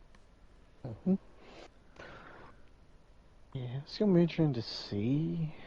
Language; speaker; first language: English; native; English